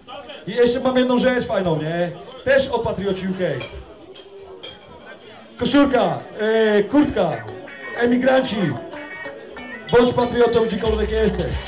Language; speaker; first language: Polish; native; Polish